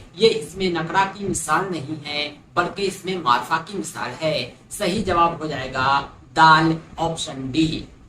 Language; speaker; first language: Hindi; native; Hindi